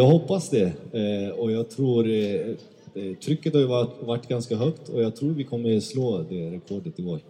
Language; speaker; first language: Swedish; early bilingual, other home language; Turkish